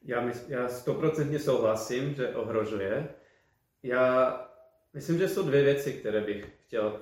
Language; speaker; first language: Czech; non-native, fluent; English